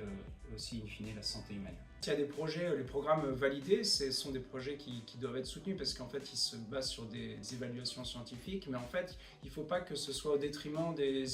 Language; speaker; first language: French; native; French